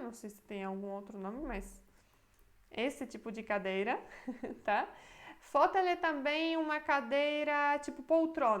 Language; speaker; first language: Portuguese; non-native, fluent; Polish